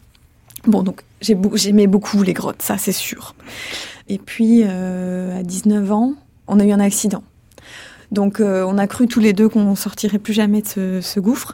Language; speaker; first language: French; native; French